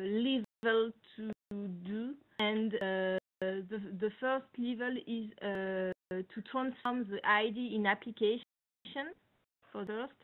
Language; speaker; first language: English; non-native, learner; French